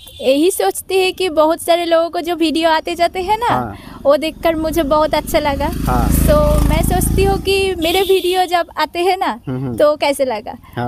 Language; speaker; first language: Hindi; non-native, local second language; Bangla